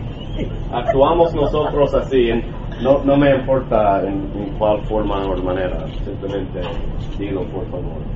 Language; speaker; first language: Spanish; non-native, learner; English